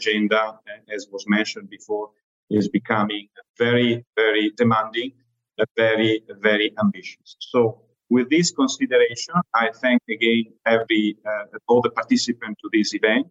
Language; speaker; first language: English; non-native, fluent; Italian